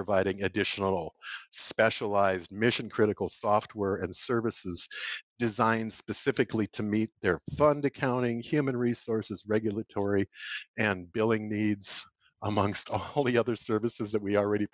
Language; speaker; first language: English; native; English